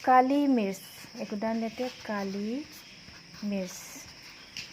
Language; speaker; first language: Hindi; non-native, local second language; Assamese